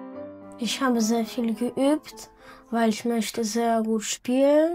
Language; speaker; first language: German; non-native, learner; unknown